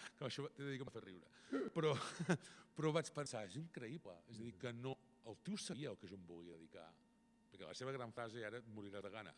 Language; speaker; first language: Catalan; native; Catalan